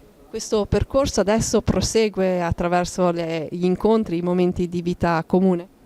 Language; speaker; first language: Italian; native; Italian